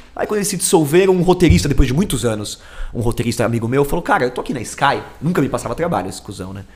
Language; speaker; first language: Portuguese; native; Portuguese